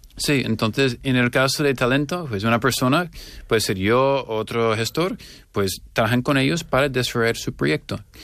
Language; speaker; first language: Spanish; non-native, fluent; English